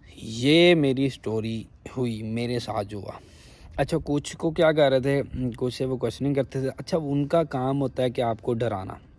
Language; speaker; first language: Urdu; non-native, local second language; Punjabi